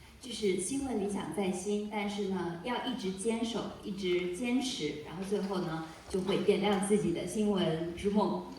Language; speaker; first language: Chinese; native; Chinese